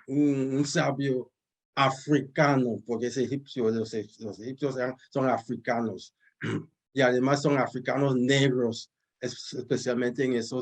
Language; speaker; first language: Spanish; non-native, fluent; English